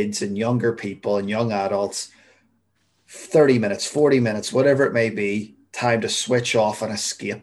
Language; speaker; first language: English; native; English